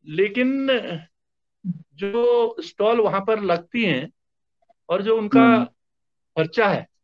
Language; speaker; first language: Hindi; native; Hindi